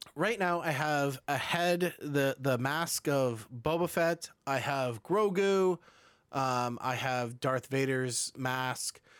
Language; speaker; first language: English; native; English